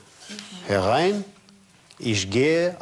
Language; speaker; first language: German; non-native, fluent; Russian